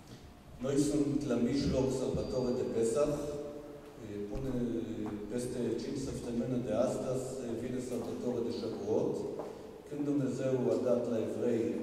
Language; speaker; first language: Romanian; non-native, learner; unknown